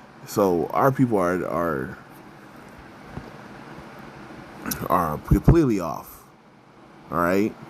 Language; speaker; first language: English; native; English